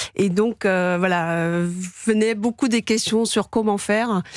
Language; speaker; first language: French; non-native, fluent; Dutch